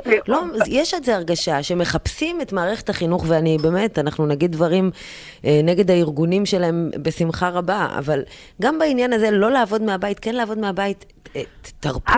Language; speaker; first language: Hebrew; native; Hebrew